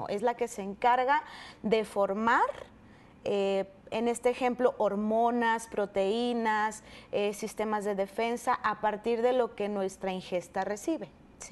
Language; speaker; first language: Spanish; native; Spanish